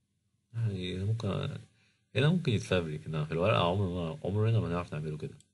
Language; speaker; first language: Arabic; native; Arabic